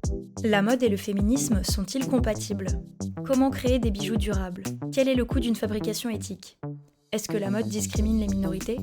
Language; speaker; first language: French; native; French